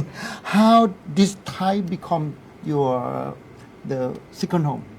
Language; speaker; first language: English; non-native, learner; Thai